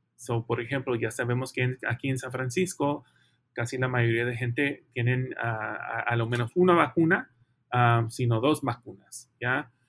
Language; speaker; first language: Spanish; early bilingual, heritage; Spanish